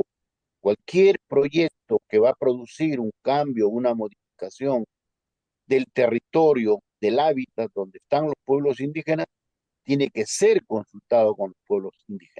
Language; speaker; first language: Spanish; native; Spanish